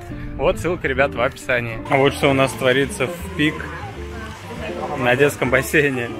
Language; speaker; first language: Russian; native; Russian